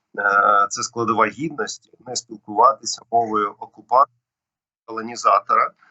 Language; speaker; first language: Ukrainian; non-native, local second language; Russian